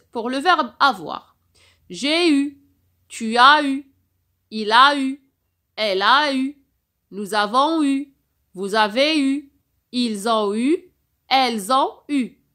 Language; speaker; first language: French; non-native, local second language; Arabic